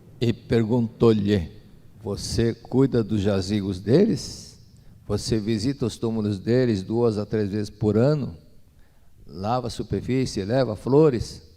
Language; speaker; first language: Portuguese; native; Portuguese